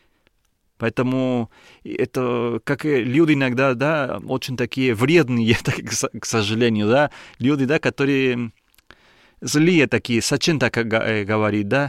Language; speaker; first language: Russian; non-native, learner; Spanish